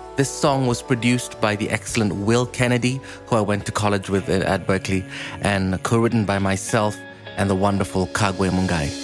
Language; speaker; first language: English; non-native, local second language; Kikuyu